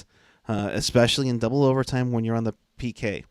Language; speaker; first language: English; native; English